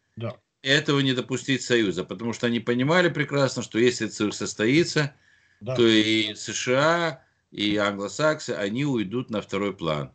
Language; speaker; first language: Russian; native; Russian